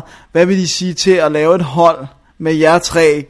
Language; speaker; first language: Danish; native; Danish